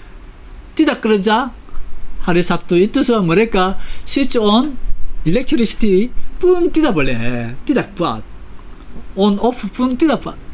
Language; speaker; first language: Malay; non-native, fluent; Korean